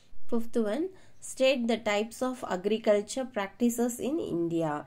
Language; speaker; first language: English; non-native, local second language; Tamil